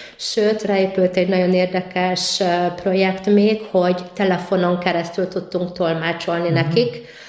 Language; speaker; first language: Hungarian; native; Hungarian